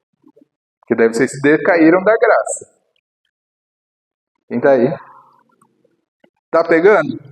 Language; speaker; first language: Portuguese; native; Portuguese